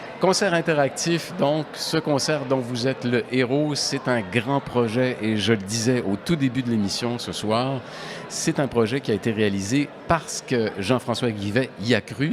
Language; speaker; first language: French; native; French